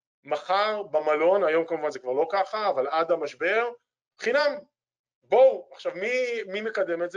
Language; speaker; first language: Hebrew; native; Hebrew